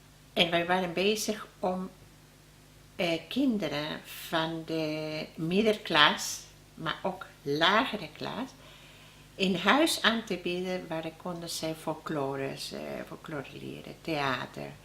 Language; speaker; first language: Dutch; non-native, learner; Spanish